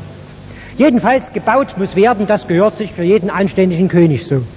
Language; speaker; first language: German; native; German